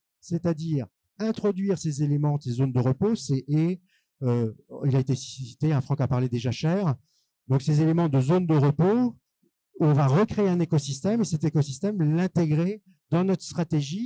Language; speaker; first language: French; native; French